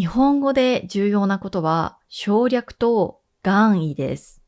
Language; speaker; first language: Japanese; native; Japanese